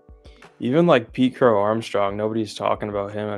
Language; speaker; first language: English; native; English